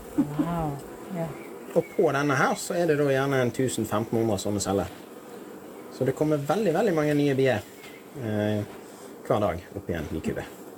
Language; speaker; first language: Norwegian; native; Norwegian